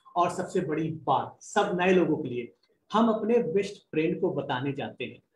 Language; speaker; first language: Hindi; native; Hindi